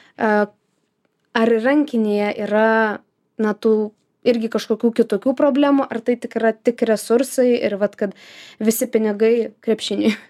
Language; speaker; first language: Lithuanian; native; Lithuanian